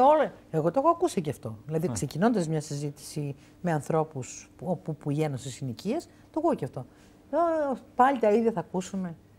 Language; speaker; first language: Greek; native; Greek